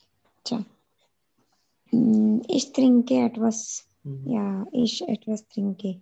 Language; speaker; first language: German; non-native, learner; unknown